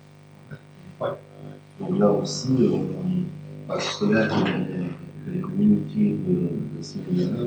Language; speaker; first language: French; native; French